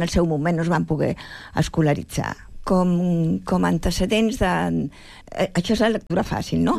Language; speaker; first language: Catalan; native; Catalan